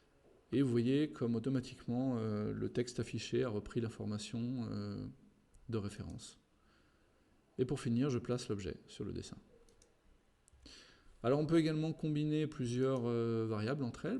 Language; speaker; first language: French; native; French